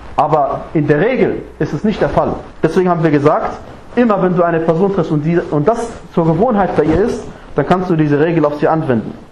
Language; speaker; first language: German; non-native, fluent; Arabic